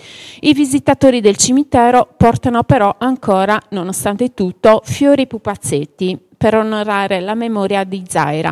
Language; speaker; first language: Italian; native; Italian